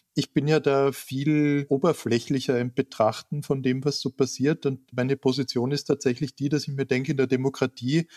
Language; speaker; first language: German; native; German